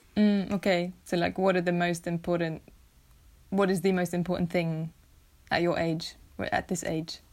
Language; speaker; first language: English; native; English